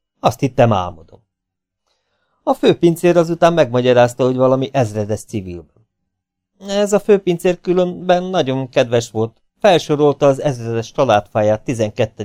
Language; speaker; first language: Hungarian; native; Hungarian